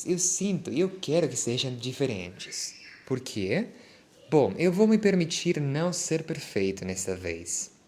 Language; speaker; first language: Portuguese; non-native, fluent; Spanish